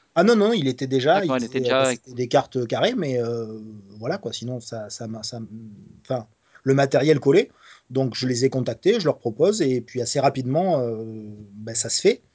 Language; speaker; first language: French; native; French